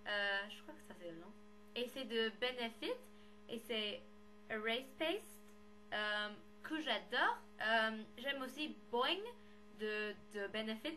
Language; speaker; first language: French; non-native, learner; English